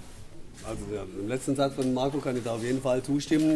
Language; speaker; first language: German; native; German